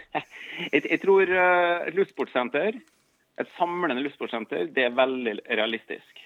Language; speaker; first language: Norwegian; native; Norwegian